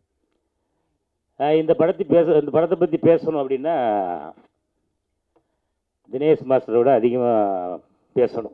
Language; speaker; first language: Tamil; native; Tamil